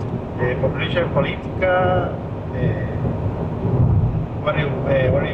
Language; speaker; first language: English; non-native, learner; Spanish